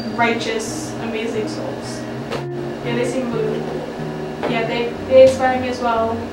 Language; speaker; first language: English; native; English